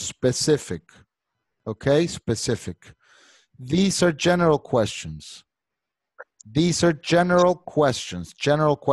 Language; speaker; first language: English; non-native, fluent; Spanish